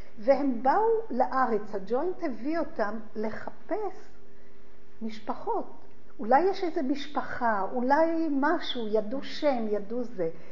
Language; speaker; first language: Hebrew; early bilingual, other home language; Polish